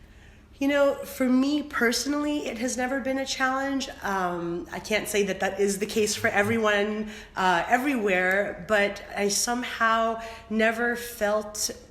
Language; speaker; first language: English; early bilingual, other home language; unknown